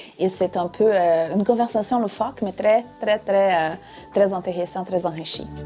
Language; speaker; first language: French; non-native, fluent; Portuguese